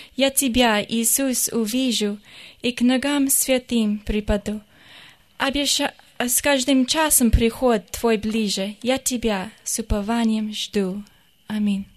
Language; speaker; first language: Russian; non-native, fluent; English